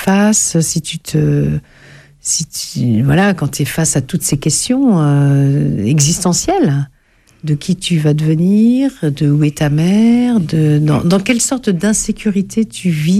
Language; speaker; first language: French; native; French